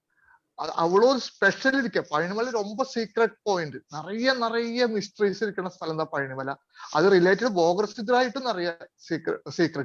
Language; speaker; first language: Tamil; non-native, learner; Malayalam